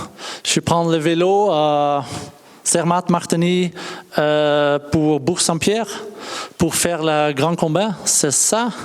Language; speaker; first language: French; non-native, learner; Dutch